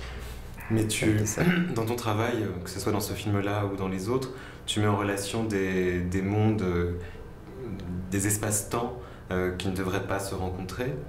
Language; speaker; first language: French; native; French